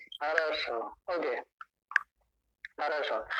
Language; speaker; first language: Russian; non-native, learner; Chinese